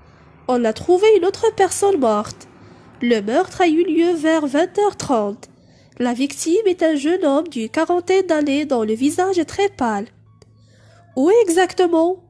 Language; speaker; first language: French; non-native, local second language; Arabic